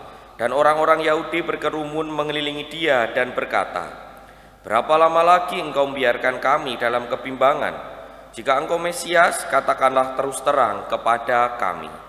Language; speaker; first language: Indonesian; non-native, local second language; Javanese